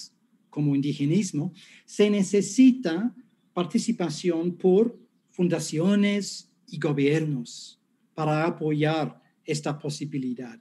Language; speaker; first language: Spanish; non-native, fluent; English